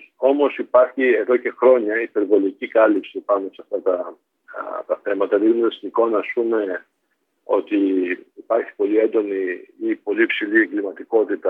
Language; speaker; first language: Greek; native; Greek